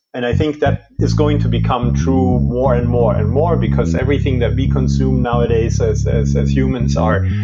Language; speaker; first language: English; non-native, fluent; German